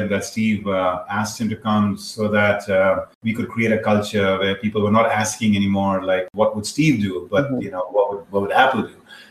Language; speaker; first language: English; non-native, local second language; Hindi